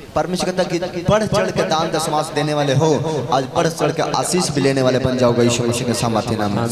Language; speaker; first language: Hindi; native; Hindi